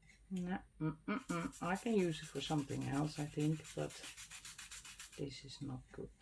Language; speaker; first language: English; non-native, fluent; Dutch